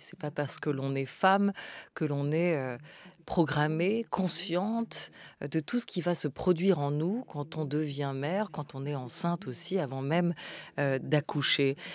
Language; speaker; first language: French; native; French